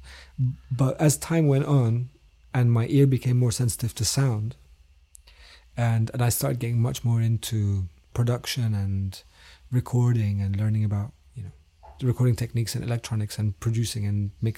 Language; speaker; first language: English; native; English